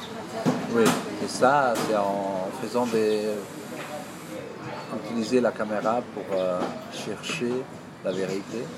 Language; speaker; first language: French; non-native, fluent; Italian